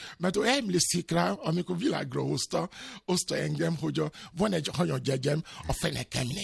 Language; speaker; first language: Hungarian; non-native, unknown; Yoruba